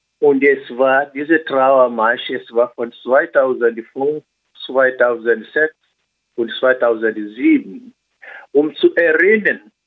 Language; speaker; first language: German; non-native, learner; Swahili